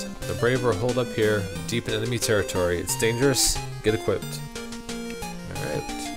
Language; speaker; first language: English; native; English